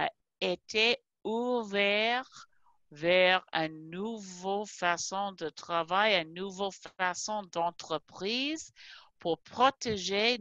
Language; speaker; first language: French; non-native, fluent; English